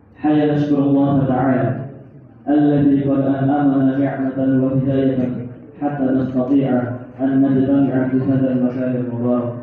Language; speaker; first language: Arabic; non-native, learner; Indonesian